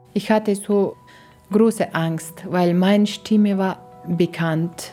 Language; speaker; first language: German; non-native, learner; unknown